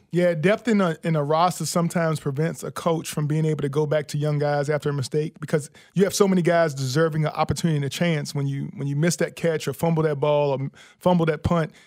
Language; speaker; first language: English; native; English